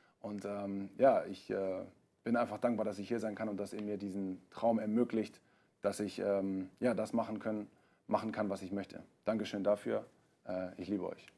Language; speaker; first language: German; native; German